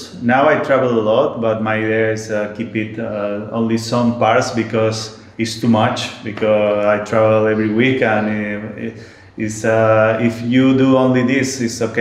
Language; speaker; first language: English; non-native, learner; Spanish